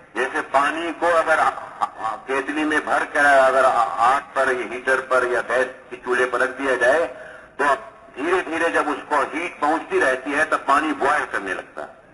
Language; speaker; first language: Urdu; native; Urdu